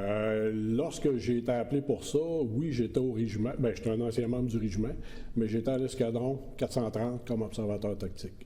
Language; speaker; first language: French; native; French